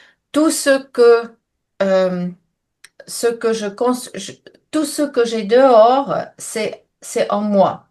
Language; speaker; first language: French; non-native, fluent; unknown